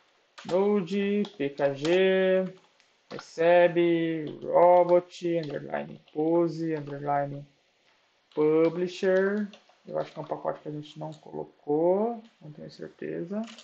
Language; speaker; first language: Portuguese; native; Portuguese